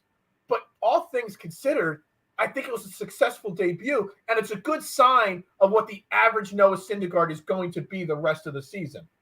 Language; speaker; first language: English; native; English